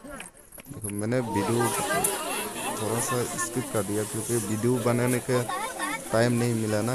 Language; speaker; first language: Hindi; non-native, local second language; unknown